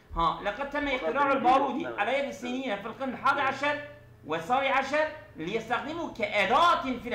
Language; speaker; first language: Arabic; non-native, fluent; Turkish